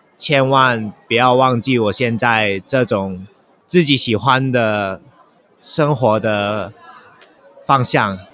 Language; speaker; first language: Chinese; non-native, local second language; Cantonese